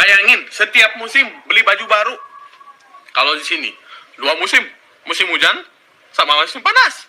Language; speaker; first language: Indonesian; early bilingual, other home language; Russian